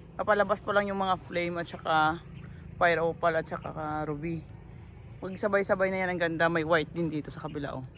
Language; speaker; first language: Filipino; native; Filipino